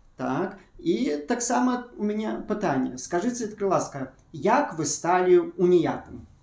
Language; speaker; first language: Belarusian; native; Belarusian